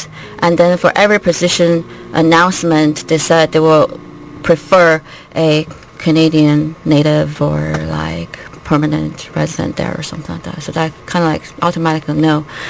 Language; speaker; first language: English; non-native, fluent; Chinese